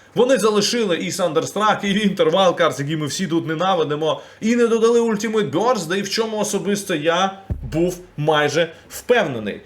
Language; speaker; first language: Ukrainian; non-native, local second language; Russian